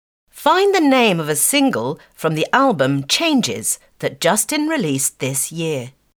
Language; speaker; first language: English; native; English